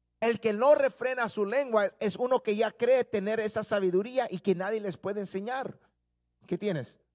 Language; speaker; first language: Spanish; early bilingual, heritage; Spanish